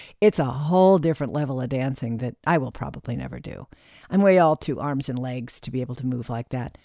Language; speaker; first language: English; native; English